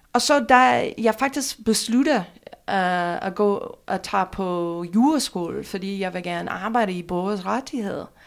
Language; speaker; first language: Danish; non-native, fluent; English